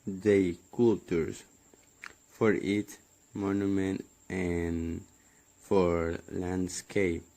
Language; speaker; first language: English; non-native, learner; Spanish